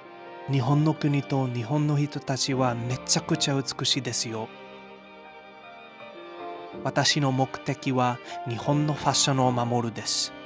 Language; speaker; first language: Japanese; non-native, learner; English